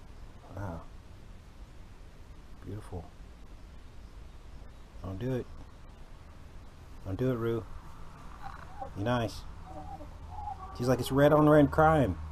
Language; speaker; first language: English; native; English